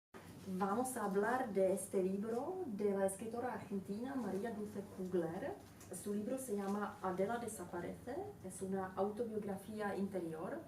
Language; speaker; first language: Spanish; non-native, fluent; Czech